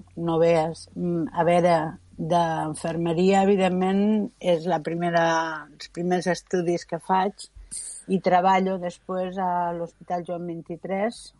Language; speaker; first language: Catalan; native; Catalan